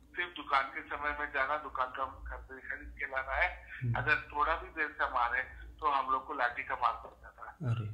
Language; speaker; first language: Hindi; non-native, local second language; Urdu